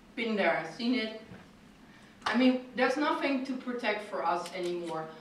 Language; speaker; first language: English; non-native, fluent; Dutch